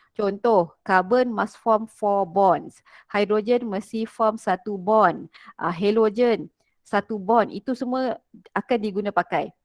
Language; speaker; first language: Malay; native; Malay